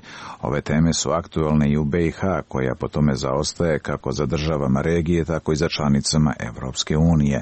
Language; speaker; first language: Serbian; native; Serbian